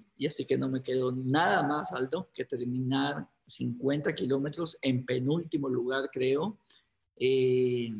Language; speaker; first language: Spanish; native; Spanish